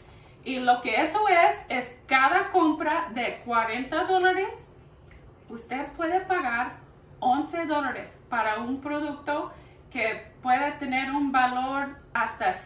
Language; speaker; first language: Spanish; early bilingual, heritage; Spanish